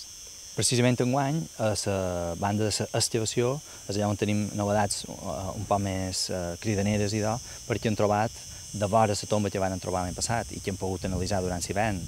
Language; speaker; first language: Catalan; native; Catalan